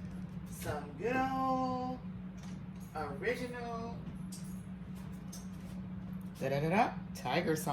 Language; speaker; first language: English; native; English